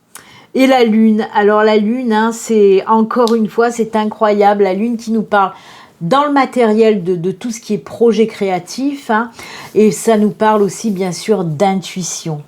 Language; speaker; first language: French; native; French